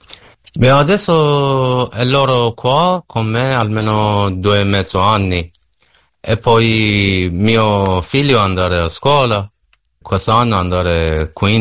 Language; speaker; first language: Italian; non-native, learner; Persian